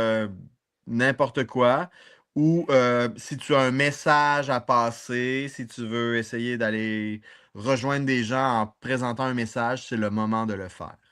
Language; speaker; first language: French; native; French